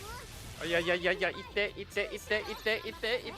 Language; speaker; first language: Japanese; non-native, fluent; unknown